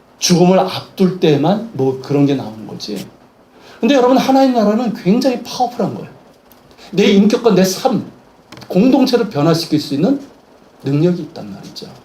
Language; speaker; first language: Korean; native; Korean